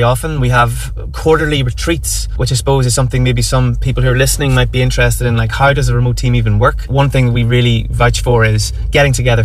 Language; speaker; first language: English; native; English